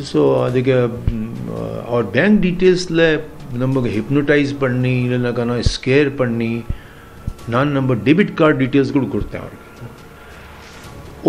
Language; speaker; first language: Tamil; non-native, local second language; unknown